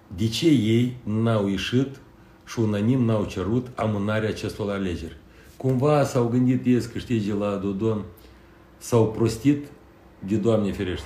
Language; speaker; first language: Romanian; non-native, local second language; Russian